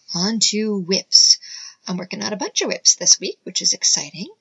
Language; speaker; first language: English; native; English